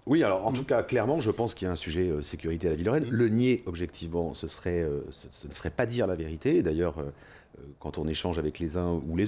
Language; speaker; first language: French; native; French